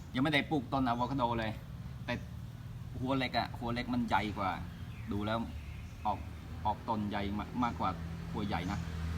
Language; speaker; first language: Thai; native; Thai